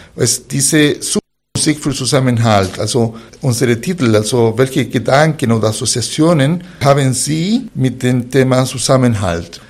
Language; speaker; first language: German; non-native, fluent; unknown